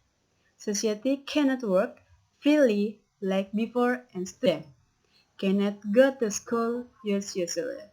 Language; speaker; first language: English; non-native, learner; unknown